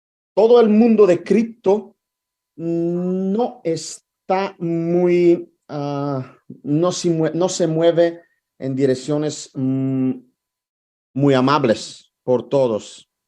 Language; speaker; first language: Spanish; non-native, fluent; Italian